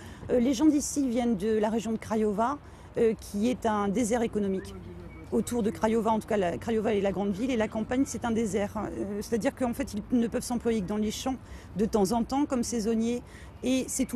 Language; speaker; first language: French; native; French